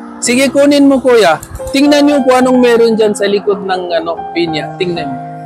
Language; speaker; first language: Filipino; non-native, learner; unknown